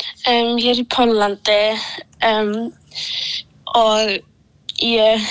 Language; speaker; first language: Icelandic; early bilingual, other home language; Polish